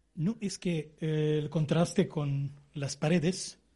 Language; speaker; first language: Spanish; non-native, learner; Serbian